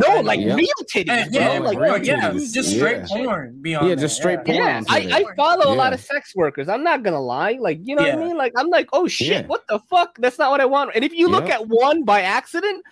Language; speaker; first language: English; early bilingual, other home language; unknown